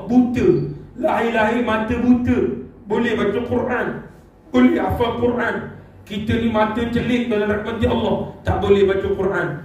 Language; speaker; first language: Malay; non-native, local second language; Tamil